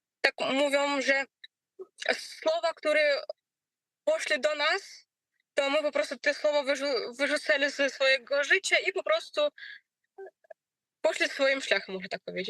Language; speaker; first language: Polish; non-native, learner; Ukrainian